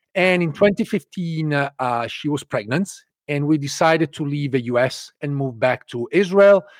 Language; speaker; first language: English; non-native, fluent; Italian